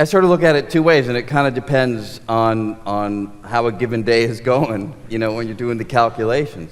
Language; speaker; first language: English; native; English